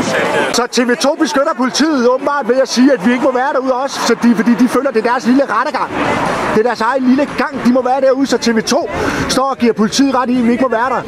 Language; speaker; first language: Danish; native; Danish